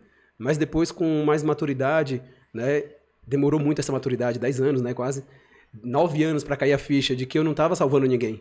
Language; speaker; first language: Portuguese; native; Portuguese